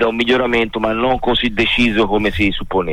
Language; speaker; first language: Italian; native; Italian